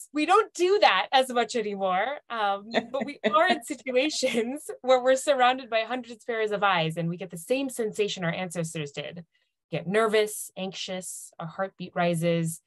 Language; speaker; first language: English; native; English